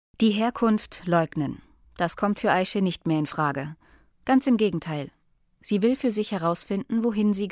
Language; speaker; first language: German; native; German